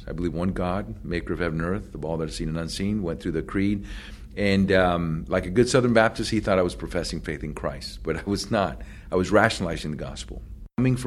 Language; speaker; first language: English; early bilingual, other home language; Spanish